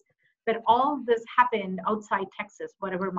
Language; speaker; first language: English; non-native, local second language; Tamil